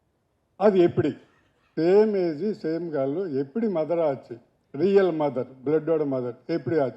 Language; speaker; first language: Tamil; non-native, learner; Telugu